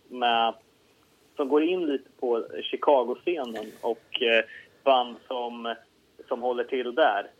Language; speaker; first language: Swedish; native; Swedish